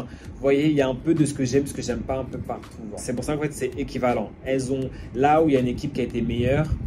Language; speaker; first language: French; native; French